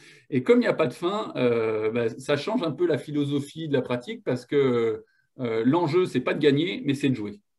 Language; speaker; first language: French; native; French